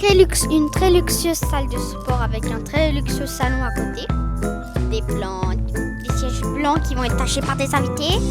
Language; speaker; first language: French; native; French